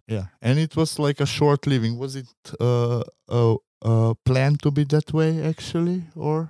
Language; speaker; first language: English; non-native, fluent; Macedonian